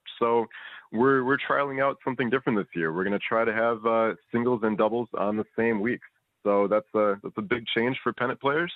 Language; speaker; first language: English; native; English